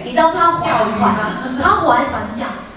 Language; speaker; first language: Chinese; early bilingual, heritage; Chinese